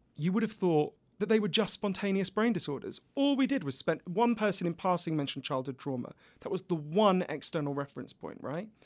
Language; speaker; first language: English; native; English